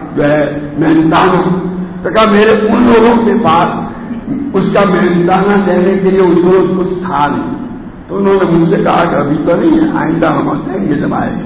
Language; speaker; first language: Urdu; non-native, local second language; Gujarati